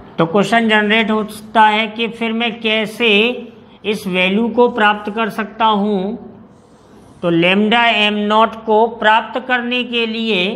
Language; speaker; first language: Hindi; native; Hindi